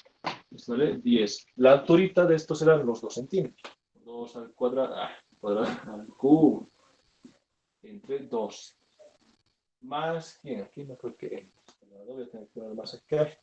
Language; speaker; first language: Spanish; native; Spanish